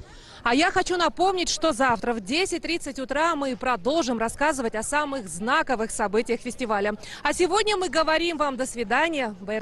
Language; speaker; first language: Russian; native; Russian